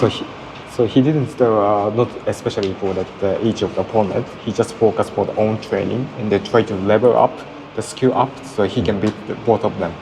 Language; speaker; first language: English; non-native, learner; Japanese